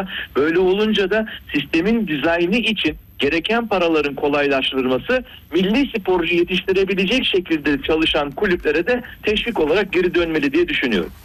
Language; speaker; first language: Turkish; native; Turkish